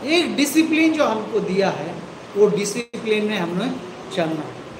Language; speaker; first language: Hindi; non-native, local second language; Marathi